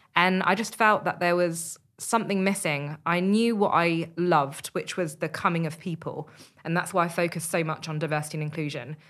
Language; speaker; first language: English; native; English